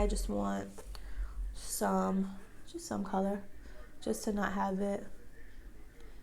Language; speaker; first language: English; native; English